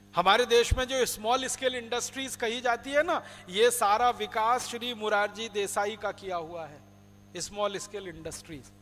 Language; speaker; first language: Hindi; native; Hindi